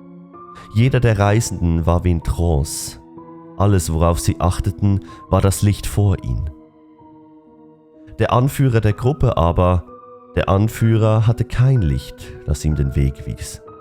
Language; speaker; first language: German; native; German